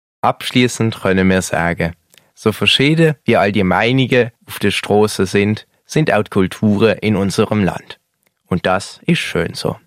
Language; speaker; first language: German; native; German